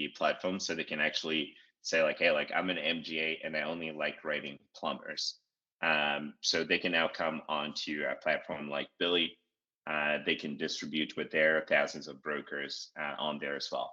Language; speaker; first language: English; non-native, local second language; Shona